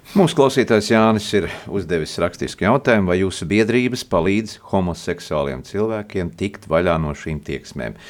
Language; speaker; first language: Latvian; native; Latvian